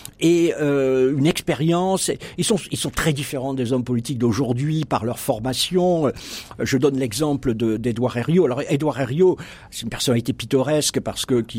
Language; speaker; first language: French; native; French